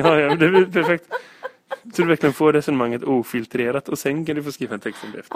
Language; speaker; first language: Swedish; native; Swedish